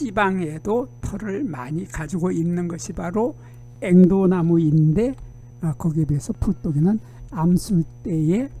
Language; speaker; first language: Korean; native; Korean